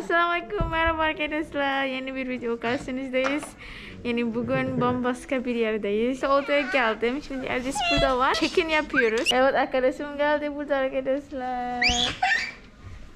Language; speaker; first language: Turkish; non-native, learner; Indonesian